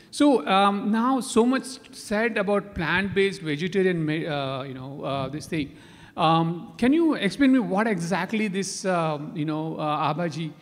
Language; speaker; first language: English; non-native, local second language; Konkani